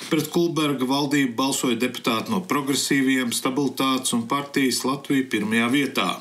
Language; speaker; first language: Latvian; early bilingual, heritage; Latvian